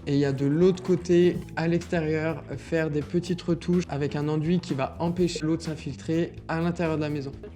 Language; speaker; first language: French; native; French